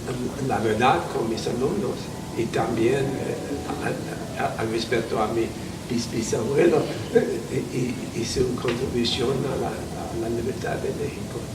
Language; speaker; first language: Spanish; non-native, fluent; English